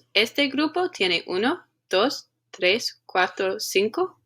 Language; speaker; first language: Spanish; non-native, learner; English